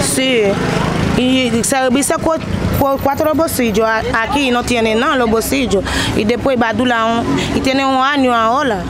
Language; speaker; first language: Spanish; non-native, learner; Haitian Creole